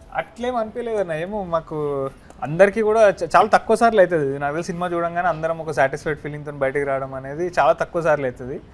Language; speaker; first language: Telugu; native; Telugu